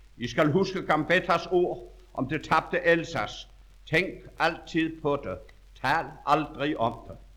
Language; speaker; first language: Danish; native; Danish